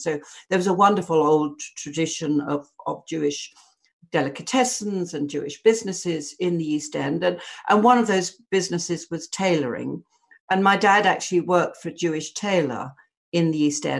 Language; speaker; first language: English; native; English